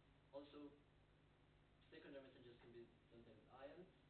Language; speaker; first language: English; non-native, fluent; Hebrew